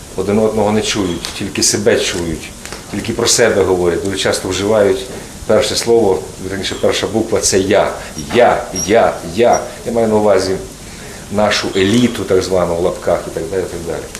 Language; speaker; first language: Ukrainian; native; Ukrainian